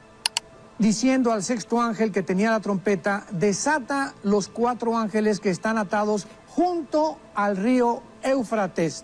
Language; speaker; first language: Spanish; native; Spanish